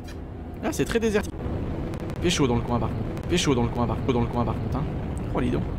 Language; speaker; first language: French; native; French